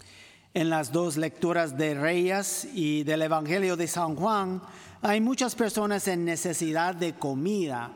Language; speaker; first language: Spanish; non-native, fluent; English